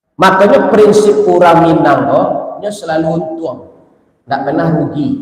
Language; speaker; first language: Malay; non-native, local second language; Minangkabau